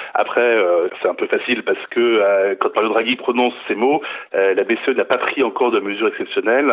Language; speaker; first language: French; native; French